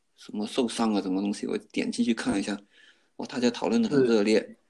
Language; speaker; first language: Chinese; non-native, fluent; Cantonese